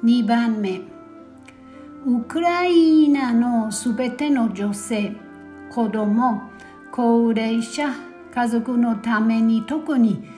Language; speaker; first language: Japanese; non-native, fluent; German